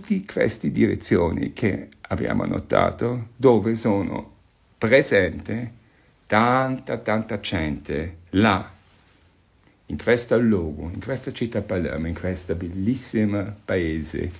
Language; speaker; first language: Italian; non-native, fluent; German